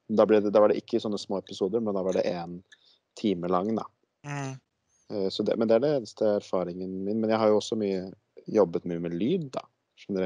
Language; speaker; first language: Norwegian; native; Norwegian